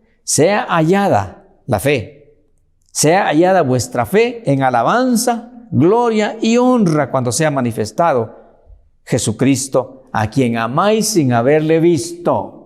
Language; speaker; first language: Spanish; native; Spanish